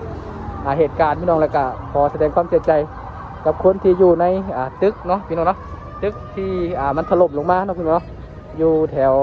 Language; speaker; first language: Thai; non-native, local second language; Lao